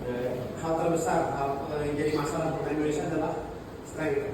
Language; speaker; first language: Indonesian; native; Indonesian